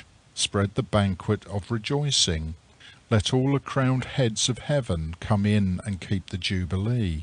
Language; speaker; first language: English; native; English